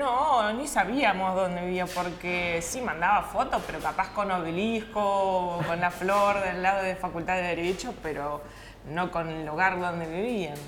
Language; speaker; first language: Spanish; early bilingual, other home language; Russian